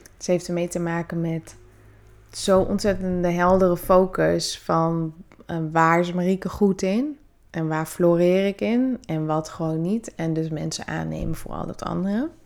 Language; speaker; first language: Dutch; native; Dutch